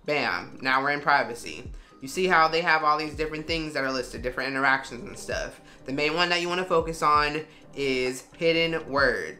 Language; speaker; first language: English; native; English